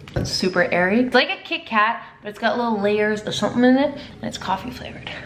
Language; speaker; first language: English; native; English